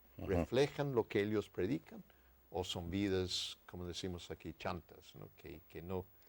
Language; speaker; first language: Spanish; non-native, fluent; English